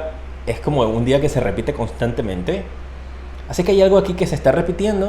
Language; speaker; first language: Spanish; native; Spanish